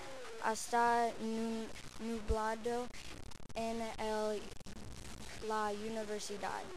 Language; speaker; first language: Spanish; non-native, learner; English